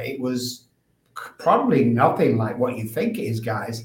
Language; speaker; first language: English; native; English